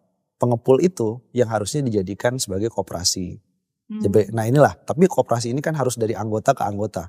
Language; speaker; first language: Indonesian; native; Indonesian